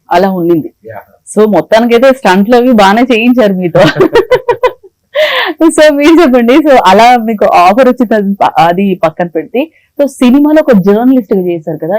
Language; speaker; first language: Telugu; native; Telugu